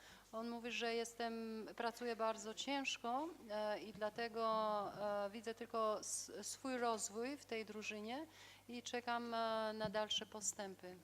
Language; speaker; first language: Polish; non-native, fluent; Albanian